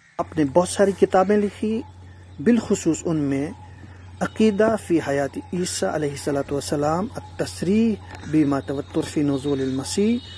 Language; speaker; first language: Urdu; native; Urdu